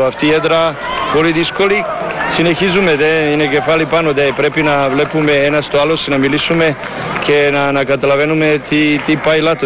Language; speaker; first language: Greek; non-native, learner; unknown